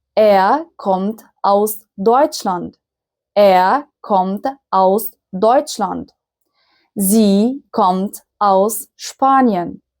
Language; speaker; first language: German; non-native, fluent; Arabic